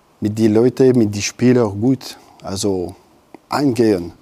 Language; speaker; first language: German; non-native, local second language; French